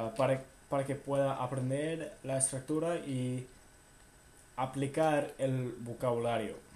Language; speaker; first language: Spanish; non-native, learner; English